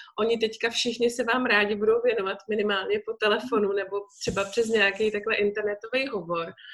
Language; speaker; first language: Czech; native; Czech